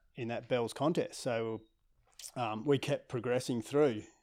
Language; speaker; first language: English; native; English